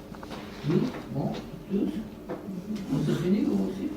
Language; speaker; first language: French; non-native, fluent; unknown